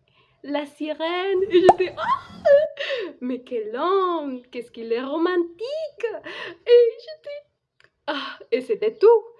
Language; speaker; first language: French; non-native, fluent; Spanish